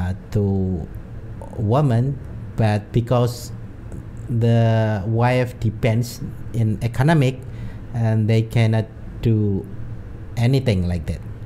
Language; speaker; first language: English; non-native, learner; Indonesian